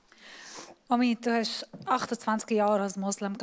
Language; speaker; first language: German; non-native, fluent; Persian